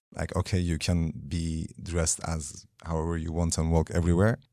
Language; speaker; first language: English; non-native, fluent; Turkish